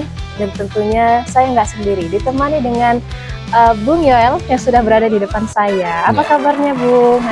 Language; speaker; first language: Indonesian; native; Indonesian